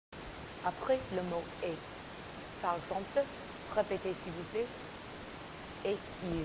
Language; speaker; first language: French; non-native, learner; English